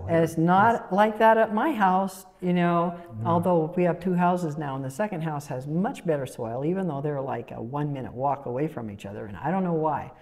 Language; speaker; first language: English; native; English